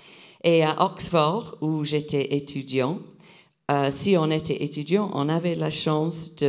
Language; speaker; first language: French; non-native, fluent; English